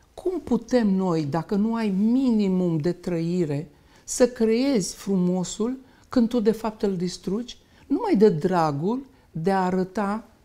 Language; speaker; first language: Romanian; native; Romanian